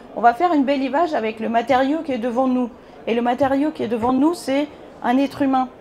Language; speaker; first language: French; non-native, fluent; Bulgarian